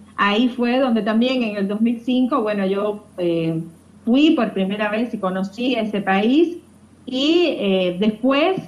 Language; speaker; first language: Spanish; native; Spanish